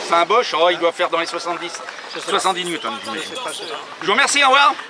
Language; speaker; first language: French; native; French